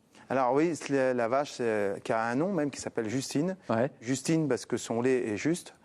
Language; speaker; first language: French; native; French